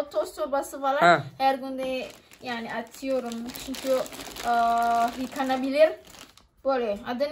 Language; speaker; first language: Turkish; non-native, learner; Indonesian